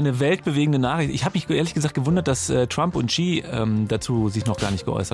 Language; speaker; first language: German; native; German